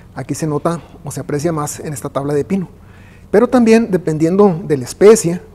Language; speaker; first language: Spanish; native; Spanish